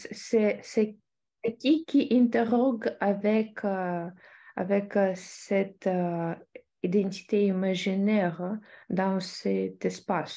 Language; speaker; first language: French; non-native, fluent; Russian